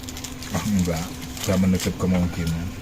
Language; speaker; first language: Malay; non-native, local second language; Sundanese